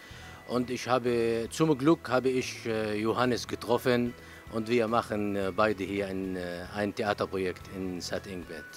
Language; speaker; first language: German; non-native, learner; Arabic